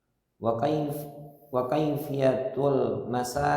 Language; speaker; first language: Arabic; non-native, learner; Indonesian